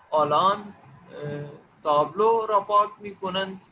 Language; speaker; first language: Persian; non-native, learner; Urdu